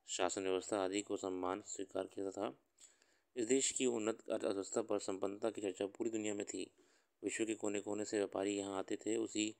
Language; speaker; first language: Hindi; native; Hindi